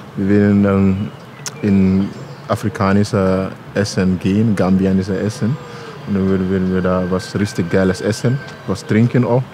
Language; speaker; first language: German; non-native, learner; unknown